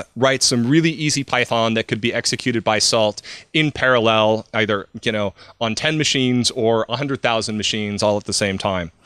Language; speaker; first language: English; native; English